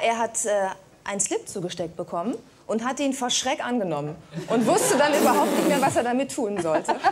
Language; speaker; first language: German; native; German